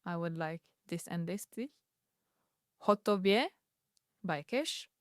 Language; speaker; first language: English; non-native, fluent; Czech